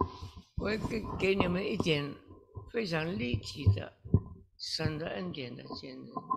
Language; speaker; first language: Chinese; early bilingual, heritage; Chinese